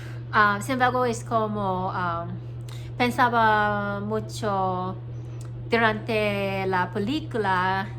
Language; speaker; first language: Spanish; non-native, learner; Cantonese